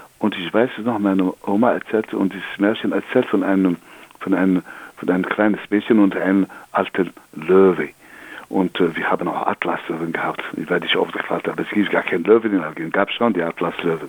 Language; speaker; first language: German; non-native, fluent; Kabyle